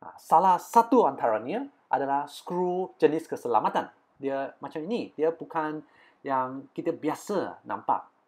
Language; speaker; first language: Malay; non-native, local second language; Chinese